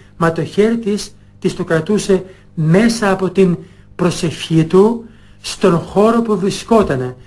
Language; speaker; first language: Greek; non-native, fluent; Albanian